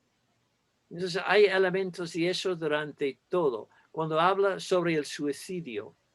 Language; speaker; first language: Spanish; non-native, fluent; English